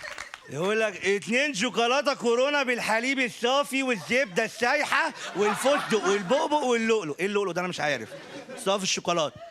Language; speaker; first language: Arabic; native; Arabic